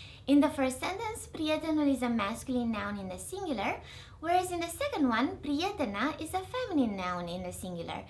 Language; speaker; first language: English; non-native, fluent; Romanian